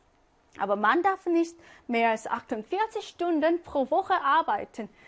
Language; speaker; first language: German; non-native, fluent; Korean